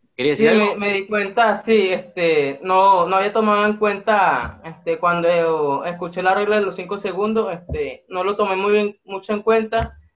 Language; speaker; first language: Spanish; native; Spanish